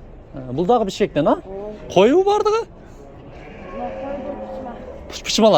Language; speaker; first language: Kyrgyz; non-native, local second language; Uzbek